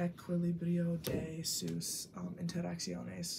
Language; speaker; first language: Spanish; non-native, learner; English